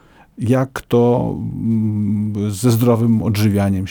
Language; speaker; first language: Polish; native; Polish